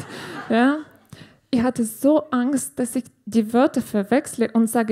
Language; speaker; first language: German; non-native, fluent; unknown